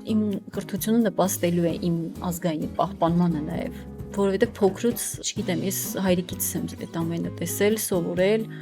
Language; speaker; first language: Armenian; non-native, local second language; Kurdish